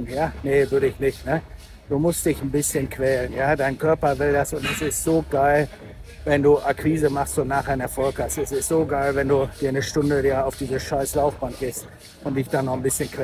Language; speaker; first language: German; native; German